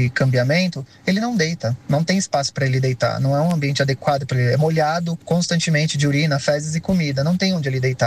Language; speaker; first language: Portuguese; native; Portuguese